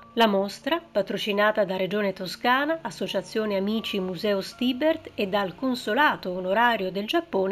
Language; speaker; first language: Italian; native; Italian